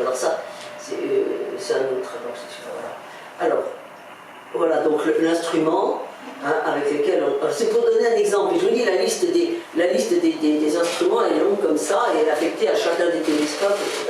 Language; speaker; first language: French; native; French